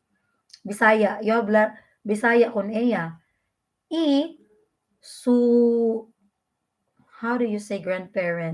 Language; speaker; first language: Spanish; non-native, learner; Filipino